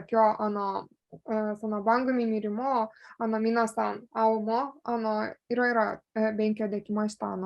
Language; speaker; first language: Japanese; non-native, fluent; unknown